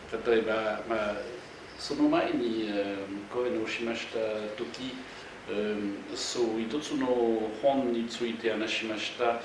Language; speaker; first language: Japanese; non-native, fluent; French